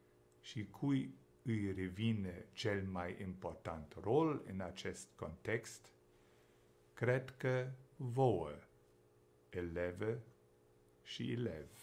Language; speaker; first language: Romanian; non-native, fluent; German